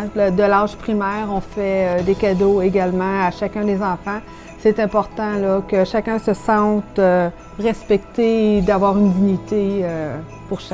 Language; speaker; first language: French; native; French